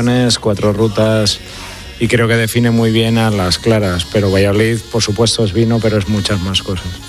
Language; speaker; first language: Spanish; native; Spanish